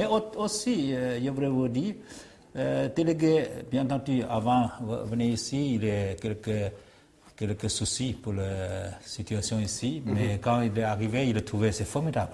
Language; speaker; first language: French; non-native, learner; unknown